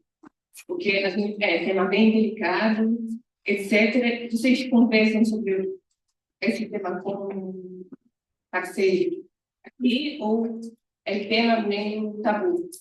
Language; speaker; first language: Portuguese; non-native, fluent; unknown